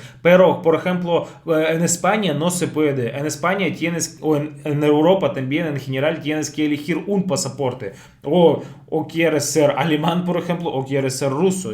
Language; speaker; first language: Spanish; non-native, fluent; Russian